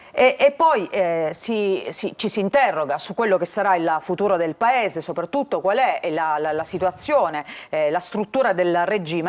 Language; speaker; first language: Italian; native; Italian